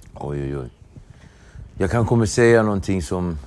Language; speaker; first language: Swedish; non-native, fluent; Arabic